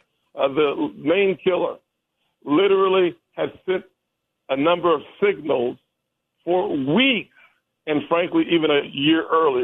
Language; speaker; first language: English; native; English